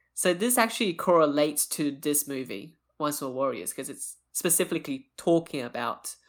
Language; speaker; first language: English; early bilingual, other home language; Chinese